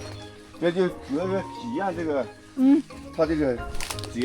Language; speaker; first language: Chinese; native; Chinese